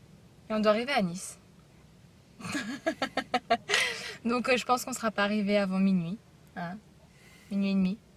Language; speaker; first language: French; native; French